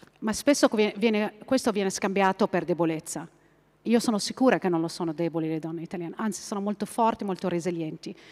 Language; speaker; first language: Italian; non-native, fluent; Arabic